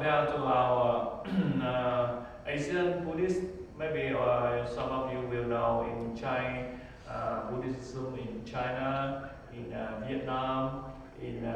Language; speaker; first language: English; non-native, learner; Vietnamese